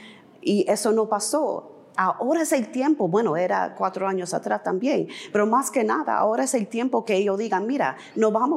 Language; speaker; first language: Spanish; early bilingual, heritage; English